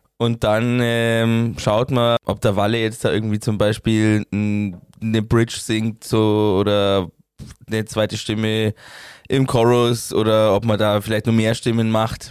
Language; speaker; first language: German; native; German